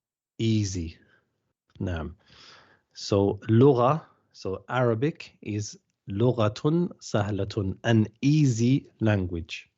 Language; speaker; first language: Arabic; non-native, fluent; English